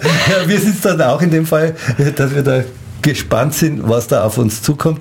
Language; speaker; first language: German; native; German